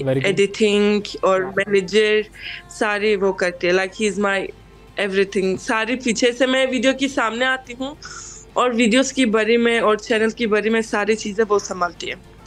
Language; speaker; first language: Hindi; non-native, fluent; Turkish